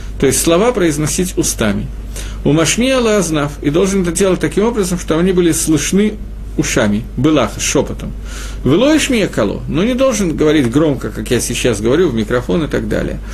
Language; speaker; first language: Russian; native; Russian